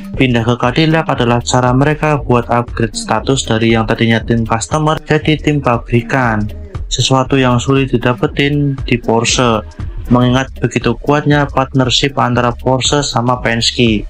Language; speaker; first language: Indonesian; native; Indonesian